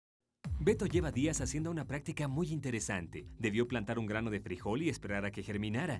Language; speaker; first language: Spanish; native; Spanish